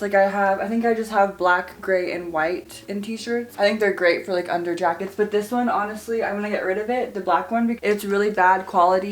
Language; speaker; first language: English; native; English